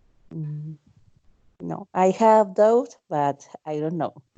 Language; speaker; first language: English; non-native, learner; Spanish